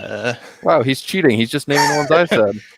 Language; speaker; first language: English; native; English